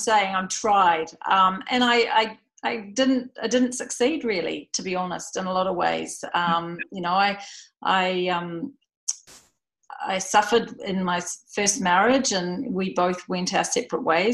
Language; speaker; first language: English; native; English